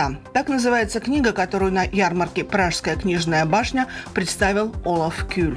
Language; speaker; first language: Russian; native; Russian